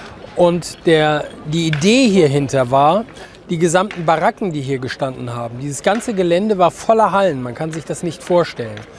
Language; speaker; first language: German; native; German